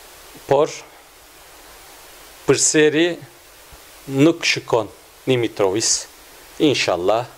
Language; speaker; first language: Albanian; non-native, learner; Turkish